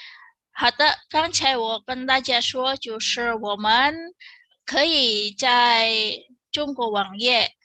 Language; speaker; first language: Chinese; non-native, fluent; Indonesian